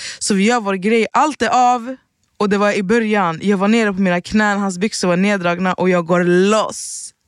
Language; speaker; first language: Swedish; early bilingual, other home language; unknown